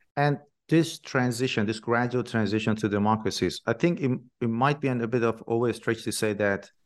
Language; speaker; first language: English; non-native, fluent; Persian